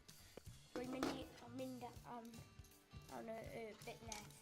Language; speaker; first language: Welsh; non-native, local second language; English